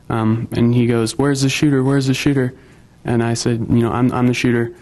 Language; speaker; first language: English; native; English